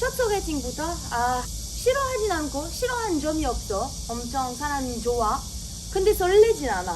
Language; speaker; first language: Korean; non-native, fluent; French